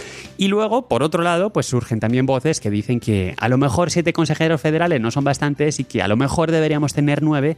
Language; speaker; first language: Spanish; native; Spanish